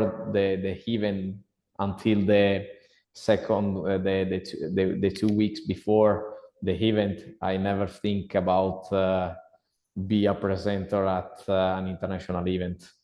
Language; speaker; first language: English; non-native, learner; Italian